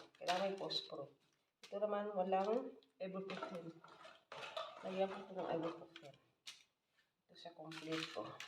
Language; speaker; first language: Filipino; non-native, local second language; Cebuano